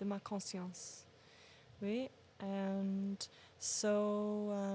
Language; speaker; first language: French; non-native, learner; English